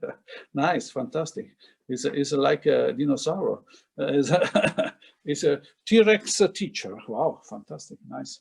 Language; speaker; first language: English; non-native, fluent; Italian